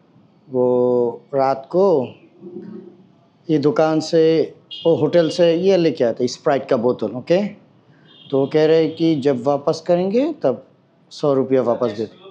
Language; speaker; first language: Hindi; non-native, learner; Bangla